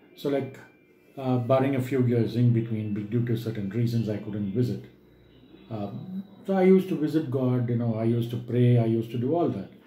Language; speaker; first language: English; non-native, local second language; Tamil